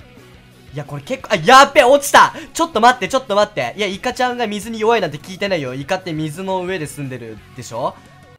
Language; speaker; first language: Japanese; native; Japanese